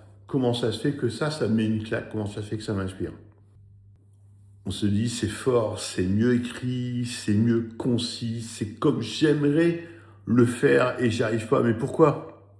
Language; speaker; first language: French; native; French